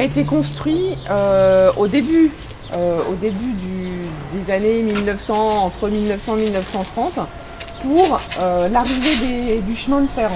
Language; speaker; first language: French; native; French